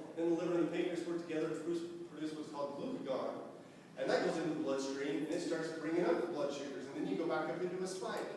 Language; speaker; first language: English; native; English